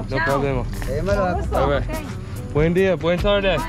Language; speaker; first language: Spanish; non-native, learner; English